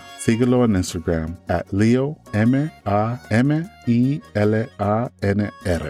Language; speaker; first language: Spanish; early bilingual, heritage; English